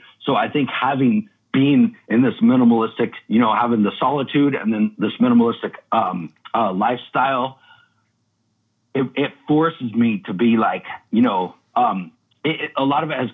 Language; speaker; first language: English; native; English